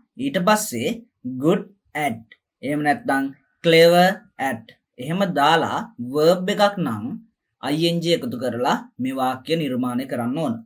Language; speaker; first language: Sinhala; native; Sinhala